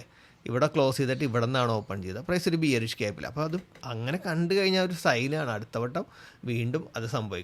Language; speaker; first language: Malayalam; native; Malayalam